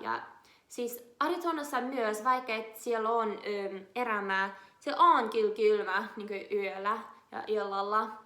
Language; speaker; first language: Finnish; non-native, learner; English